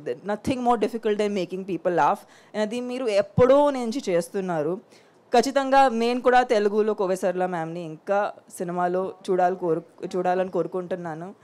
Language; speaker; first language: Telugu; non-native, fluent; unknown